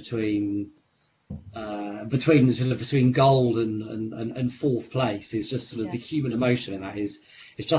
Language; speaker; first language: English; native; English